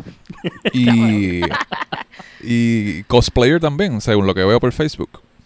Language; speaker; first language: Spanish; early bilingual, heritage; Spanish